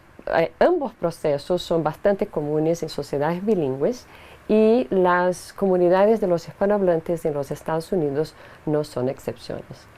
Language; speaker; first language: Spanish; non-native, fluent; Portuguese